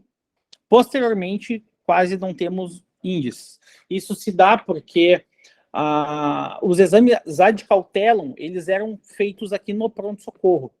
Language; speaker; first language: Portuguese; native; Portuguese